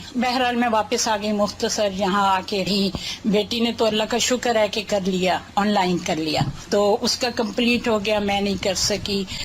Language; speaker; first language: Urdu; native; Urdu